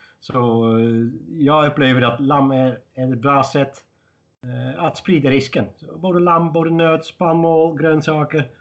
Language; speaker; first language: Swedish; non-native, fluent; Dutch